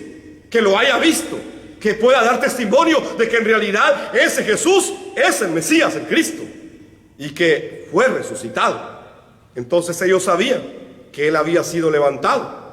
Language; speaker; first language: Spanish; native; Spanish